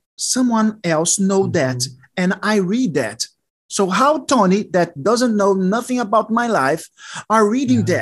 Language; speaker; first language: English; non-native, learner; Portuguese